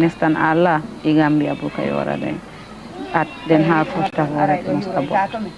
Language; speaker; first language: Swedish; non-native, fluent; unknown